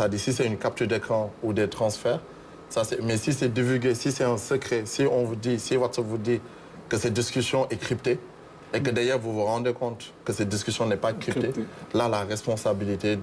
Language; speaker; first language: French; non-native, local second language; Wolof